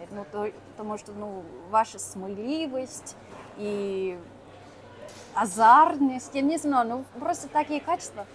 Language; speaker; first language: Russian; non-native, fluent; English